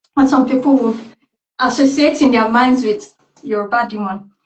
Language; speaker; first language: English; non-native, local second language; Yoruba